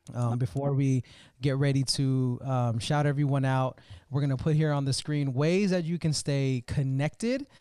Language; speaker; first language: English; native; English